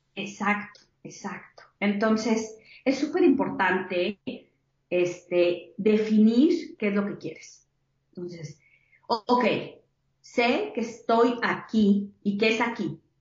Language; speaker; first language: Spanish; native; Spanish